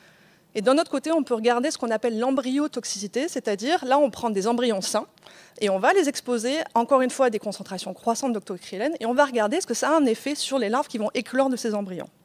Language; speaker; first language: French; native; French